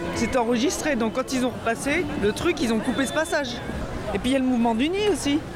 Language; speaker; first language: French; native; French